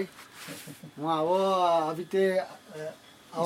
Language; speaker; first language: French; non-native, learner; Arabic